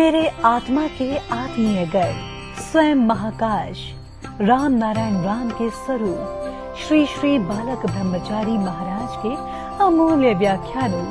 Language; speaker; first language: Hindi; native; Hindi